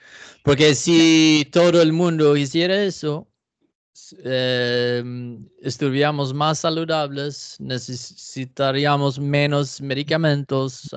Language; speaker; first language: Spanish; non-native, fluent; Swedish